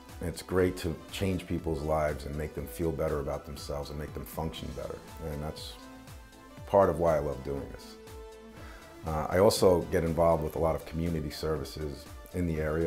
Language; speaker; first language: English; native; English